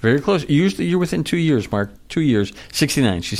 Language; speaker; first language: English; native; English